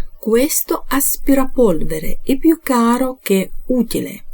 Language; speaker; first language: Italian; non-native, fluent; Ukrainian